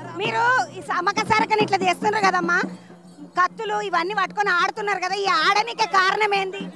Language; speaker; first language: Telugu; native; Telugu